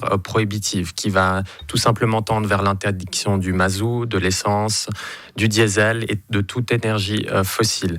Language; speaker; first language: French; native; French